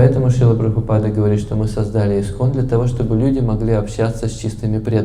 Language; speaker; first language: Russian; native; Russian